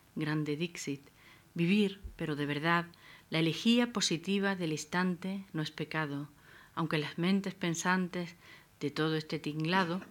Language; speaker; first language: Spanish; native; Spanish